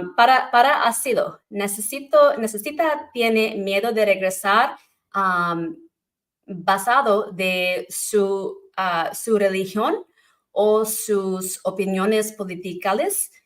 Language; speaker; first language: Spanish; non-native, learner; English